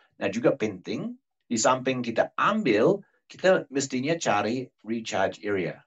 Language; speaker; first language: Indonesian; non-native, fluent; English